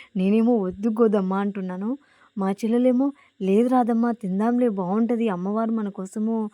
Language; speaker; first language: Telugu; native; Telugu